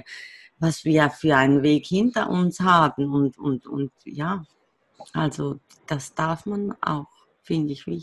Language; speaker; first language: German; native; German